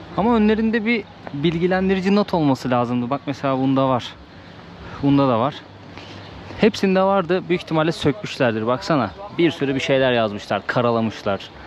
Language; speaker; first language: Turkish; native; Turkish